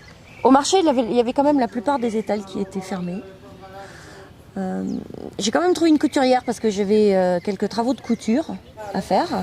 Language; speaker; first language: French; native; French